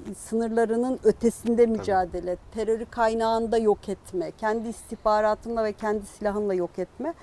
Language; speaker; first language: Turkish; non-native, local second language; Kurdish